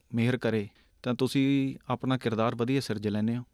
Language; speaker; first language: Punjabi; native; Punjabi